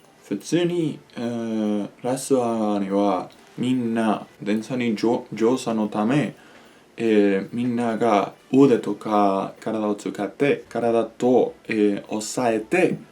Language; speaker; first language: Japanese; non-native, learner; Spanish